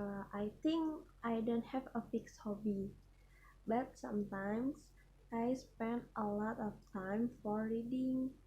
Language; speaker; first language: English; non-native, learner; Indonesian